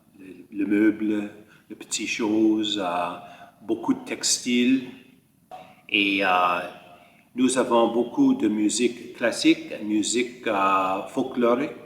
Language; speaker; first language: French; early bilingual, heritage; French